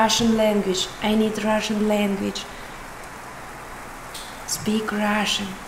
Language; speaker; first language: English; non-native, learner; Russian